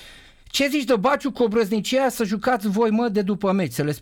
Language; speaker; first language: Romanian; native; Romanian